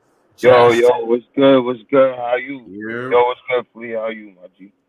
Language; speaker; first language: English; native; English